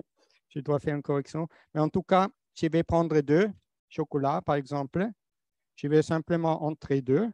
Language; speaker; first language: French; non-native, fluent; English